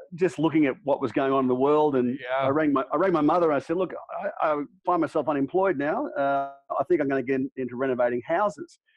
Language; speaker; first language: English; native; English